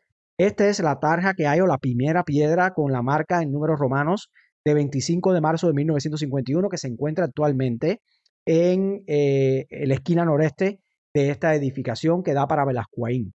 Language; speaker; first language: Spanish; native; Spanish